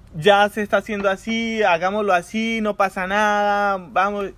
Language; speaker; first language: Spanish; native; Spanish